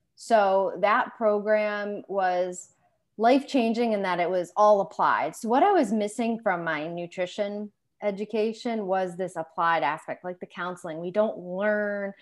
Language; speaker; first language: English; native; English